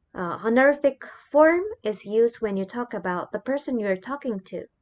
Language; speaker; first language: English; non-native, fluent; Japanese